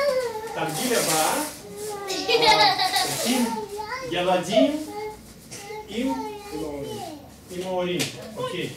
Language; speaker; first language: Hebrew; non-native, learner; Russian